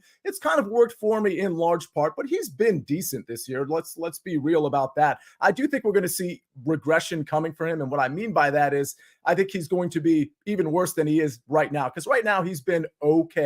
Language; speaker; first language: English; native; English